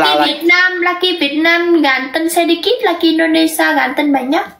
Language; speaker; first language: Indonesian; non-native, learner; Vietnamese